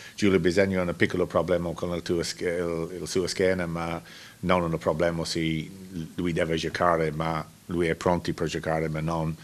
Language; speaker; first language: Italian; non-native, learner; English